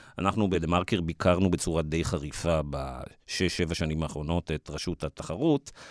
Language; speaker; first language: Hebrew; native; Hebrew